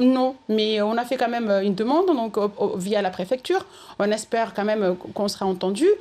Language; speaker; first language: French; non-native, local second language; Comorian